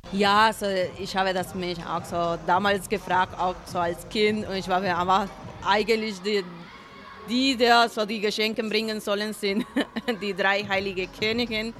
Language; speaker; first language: German; non-native, fluent; Spanish